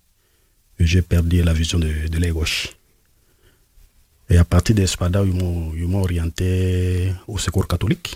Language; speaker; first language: French; non-native, local second language; Lingala